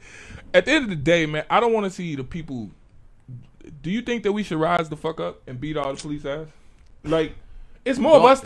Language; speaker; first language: English; native; English